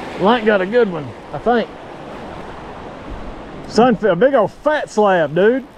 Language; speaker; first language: English; native; English